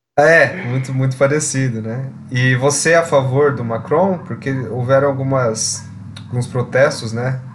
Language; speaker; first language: Portuguese; native; Portuguese